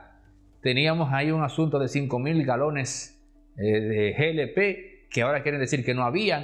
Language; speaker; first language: Spanish; native; Spanish